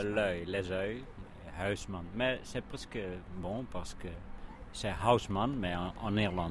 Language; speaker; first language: French; non-native, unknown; Dutch